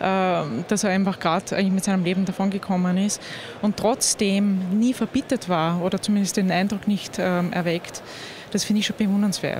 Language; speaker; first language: German; native; German